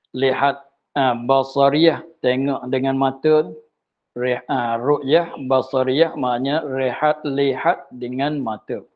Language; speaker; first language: Malay; native; Malay